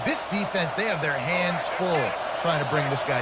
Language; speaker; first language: English; native; English